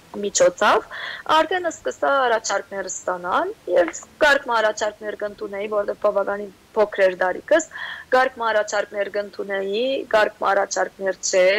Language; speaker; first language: Armenian; early bilingual, heritage; Armenian